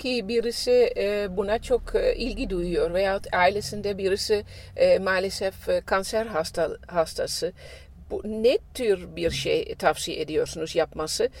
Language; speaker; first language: Turkish; non-native, fluent; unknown